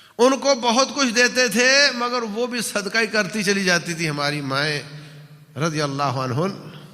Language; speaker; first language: Urdu; non-native, local second language; Punjabi